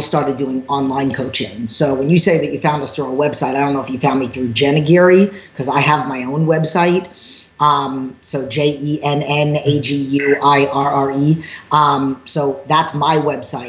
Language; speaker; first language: English; native; English